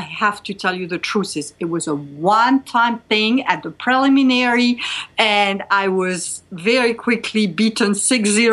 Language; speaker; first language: English; non-native, fluent; French